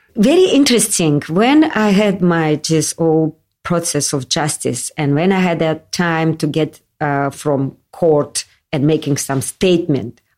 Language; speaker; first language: English; non-native, learner; Russian